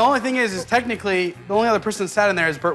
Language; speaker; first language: English; native; English